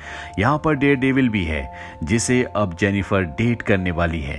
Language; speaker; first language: Hindi; native; Hindi